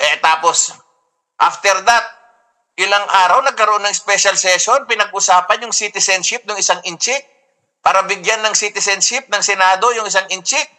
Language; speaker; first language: Filipino; non-native, local second language; Iloko